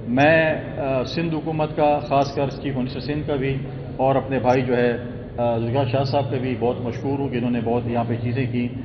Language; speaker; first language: Urdu; non-native, local second language; Saraiki